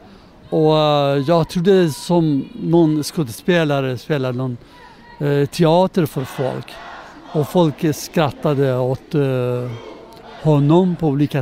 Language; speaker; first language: Swedish; non-native, learner; Persian